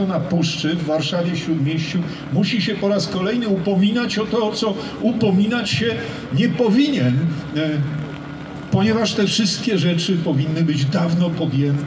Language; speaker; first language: Polish; native; Polish